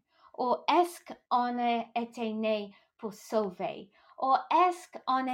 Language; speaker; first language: French; non-native, local second language; English